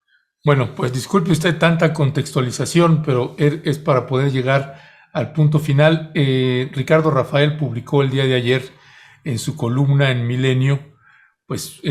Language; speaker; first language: Spanish; native; Spanish